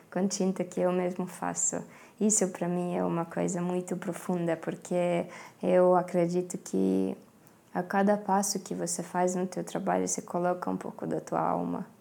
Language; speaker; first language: Portuguese; non-native, fluent; Estonian